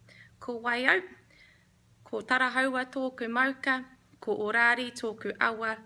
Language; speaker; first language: Māori; non-native, local second language; English